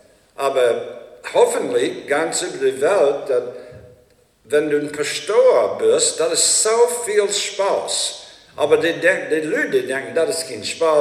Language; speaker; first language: German; early bilingual, heritage; Low German